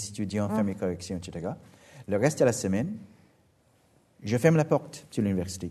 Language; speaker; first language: French; non-native, fluent; English